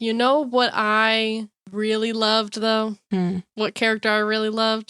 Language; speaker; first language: English; native; English